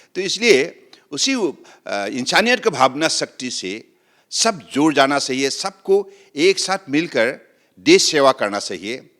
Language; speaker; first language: Hindi; non-native, local second language; Assamese